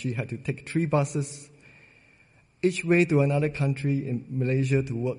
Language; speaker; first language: English; non-native, local second language; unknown